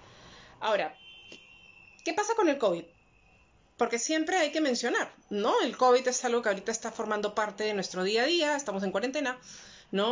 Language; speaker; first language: Spanish; native; Spanish